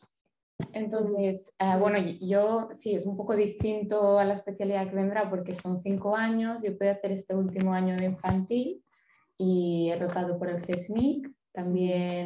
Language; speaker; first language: Spanish; native; Spanish